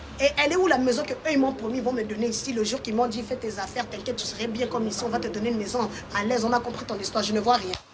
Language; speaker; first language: French; non-native, local second language; Lingala